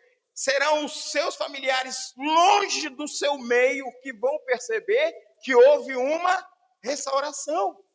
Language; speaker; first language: Portuguese; native; Portuguese